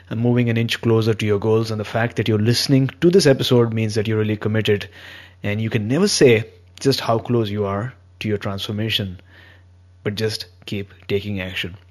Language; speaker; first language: English; non-native, local second language; Hindi